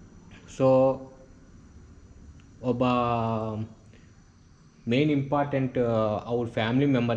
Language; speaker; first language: Kannada; non-native, local second language; Telugu